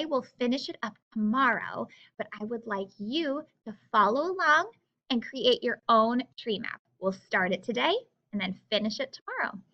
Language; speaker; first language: English; native; English